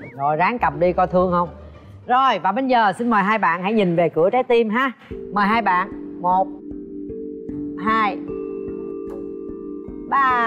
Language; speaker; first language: Vietnamese; native; Vietnamese